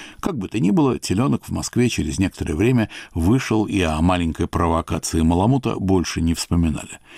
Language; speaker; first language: Russian; native; Russian